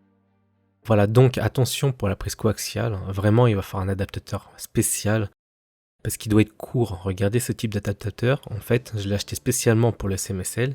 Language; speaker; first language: French; native; French